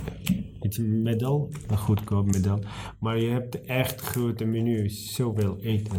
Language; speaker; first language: Dutch; non-native, learner; Arabic